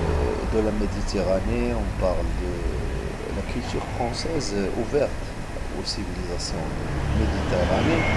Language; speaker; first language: French; non-native, local second language; Arabic